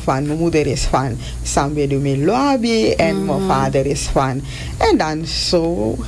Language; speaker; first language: Dutch; non-native, local second language; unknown